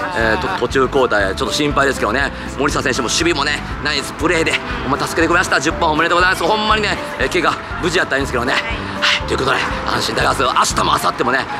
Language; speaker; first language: Japanese; native; Japanese